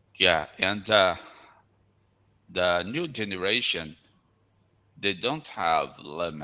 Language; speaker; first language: English; non-native, fluent; Portuguese